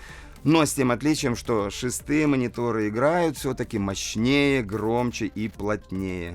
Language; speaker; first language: Russian; native; Russian